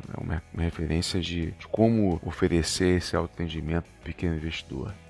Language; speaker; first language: Portuguese; native; Portuguese